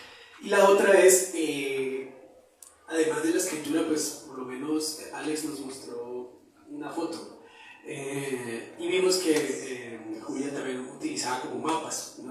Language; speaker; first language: Spanish; non-native, fluent; English